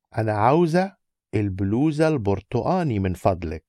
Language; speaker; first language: Arabic; native; Arabic